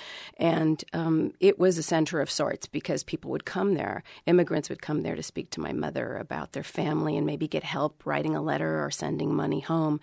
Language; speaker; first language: English; early bilingual, other home language; Spanish